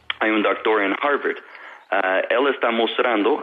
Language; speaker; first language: Spanish; non-native, fluent; English